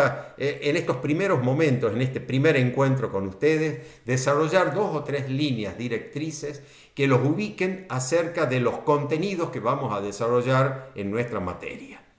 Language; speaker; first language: Spanish; native; Spanish